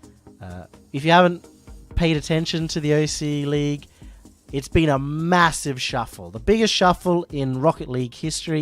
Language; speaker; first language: English; native; English